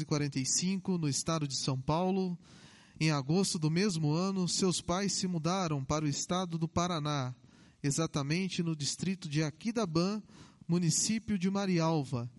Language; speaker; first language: Portuguese; native; Portuguese